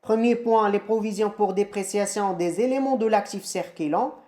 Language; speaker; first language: French; non-native, local second language; Arabic